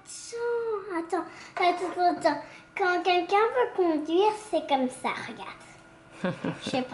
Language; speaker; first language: French; early bilingual, heritage; French